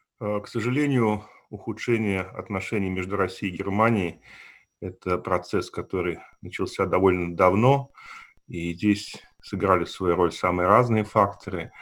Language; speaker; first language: Russian; native; Russian